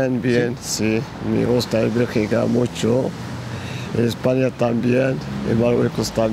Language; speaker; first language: Spanish; non-native, learner; Arabic